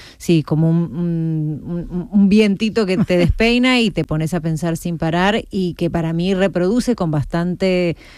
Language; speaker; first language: Spanish; native; Spanish